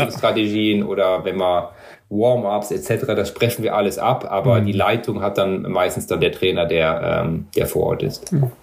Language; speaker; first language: German; non-native, local second language; Luxembourgish